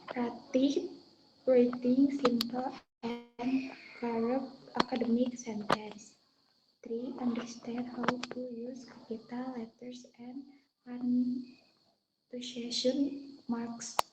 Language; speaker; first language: English; non-native, learner; Indonesian